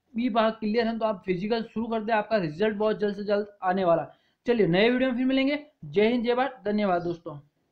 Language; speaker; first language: Hindi; native; Hindi